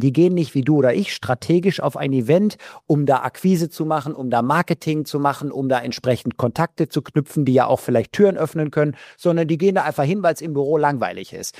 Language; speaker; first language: German; native; German